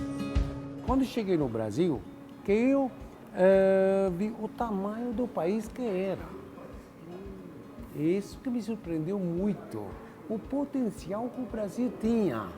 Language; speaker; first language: Portuguese; non-native, fluent; Italian